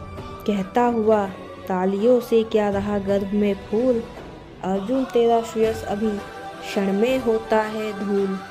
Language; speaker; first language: Hindi; native; Hindi